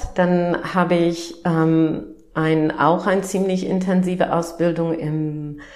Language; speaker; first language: German; non-native, fluent; English